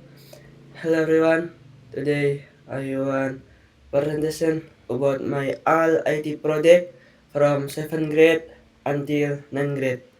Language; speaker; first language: English; non-native, learner; Indonesian